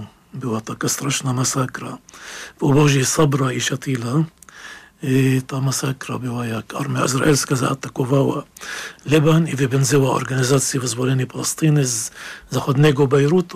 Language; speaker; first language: Polish; non-native, fluent; Arabic